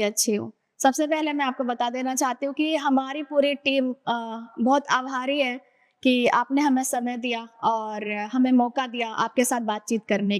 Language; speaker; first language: Hindi; native; Hindi